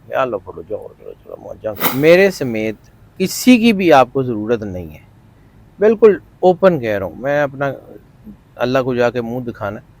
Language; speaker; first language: Urdu; non-native, local second language; Punjabi